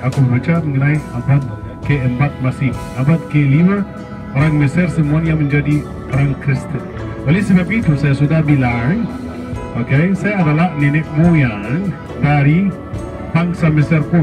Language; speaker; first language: Indonesian; non-native, fluent; Arabic